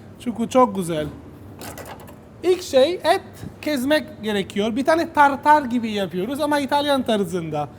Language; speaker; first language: Turkish; non-native, learner; Italian